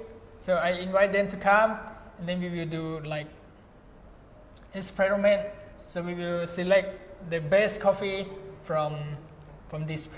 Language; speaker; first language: English; non-native, fluent; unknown